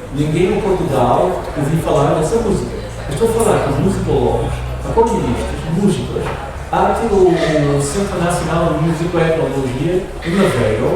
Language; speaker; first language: Portuguese; non-native, learner; English